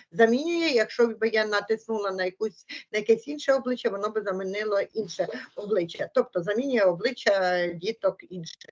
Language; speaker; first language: Ukrainian; native; Ukrainian